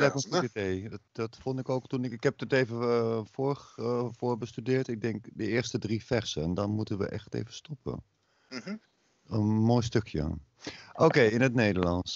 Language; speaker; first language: Dutch; native; Dutch